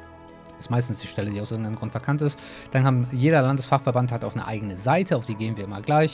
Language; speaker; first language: German; native; German